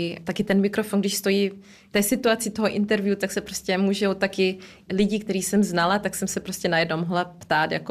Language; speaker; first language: Czech; early bilingual, heritage; Czech